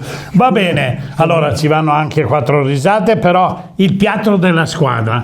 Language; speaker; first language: Italian; native; Italian